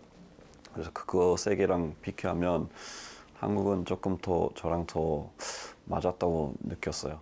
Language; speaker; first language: Korean; non-native, fluent; English